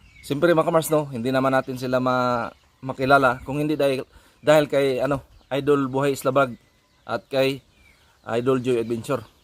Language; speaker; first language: Filipino; non-native, local second language; Cebuano